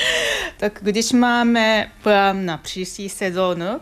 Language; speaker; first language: Czech; non-native, fluent; Japanese